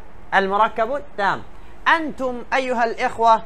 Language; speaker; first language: Arabic; non-native, fluent; Bangla